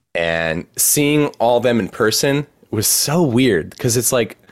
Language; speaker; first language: English; native; English